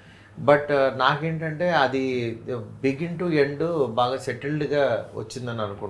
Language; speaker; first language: Telugu; native; Telugu